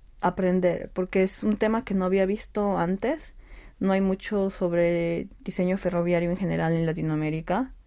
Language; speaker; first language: Spanish; native; Spanish